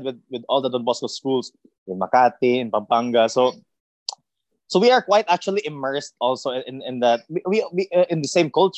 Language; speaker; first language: English; non-native, local second language; Cebuano